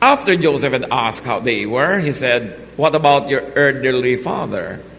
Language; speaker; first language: English; non-native, local second language; Filipino